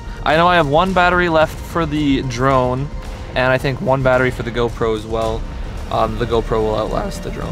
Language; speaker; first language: English; native; English